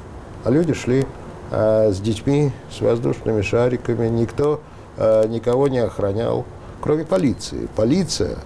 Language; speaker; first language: Russian; native; Russian